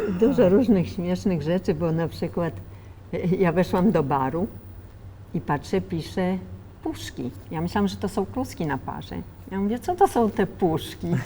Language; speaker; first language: Polish; native; Polish